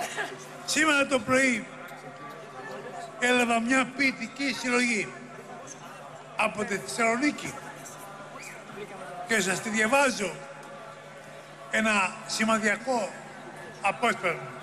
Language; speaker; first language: Greek; native; Greek